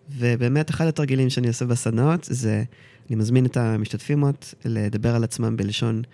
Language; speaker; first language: Hebrew; early bilingual, heritage; Hebrew